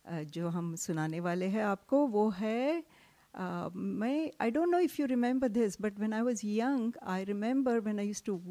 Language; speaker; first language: Hindi; non-native, local second language; Marathi